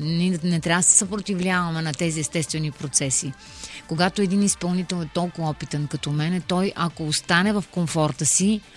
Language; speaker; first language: Bulgarian; native; Bulgarian